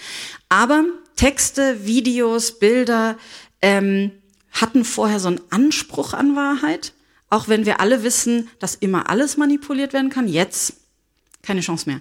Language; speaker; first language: German; native; German